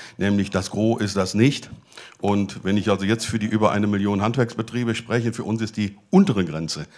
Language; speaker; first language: German; native; German